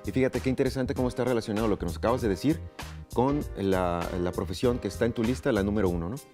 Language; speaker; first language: Spanish; native; Spanish